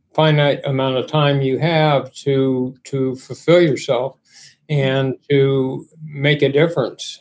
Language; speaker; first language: English; native; English